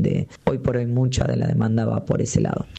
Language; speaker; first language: Spanish; native; Spanish